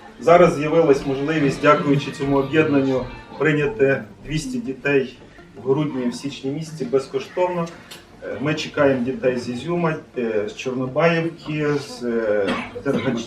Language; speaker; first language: Ukrainian; native; Ukrainian